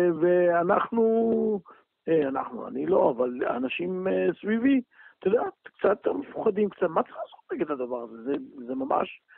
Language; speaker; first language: Hebrew; native; Hebrew